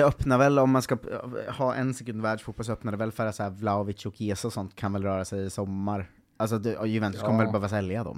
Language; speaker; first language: Swedish; native; Swedish